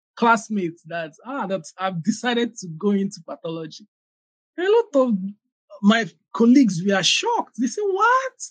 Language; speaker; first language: English; non-native, local second language; Igbo